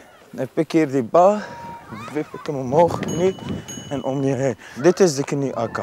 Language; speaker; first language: Dutch; early bilingual, other home language; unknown